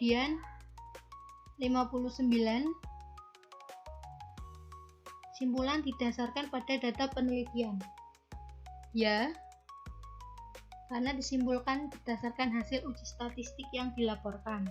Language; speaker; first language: Indonesian; native; Indonesian